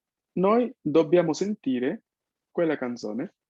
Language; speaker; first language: Italian; non-native, fluent; Spanish